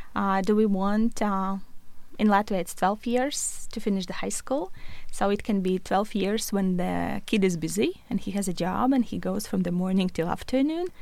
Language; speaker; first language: English; non-native, fluent; Latvian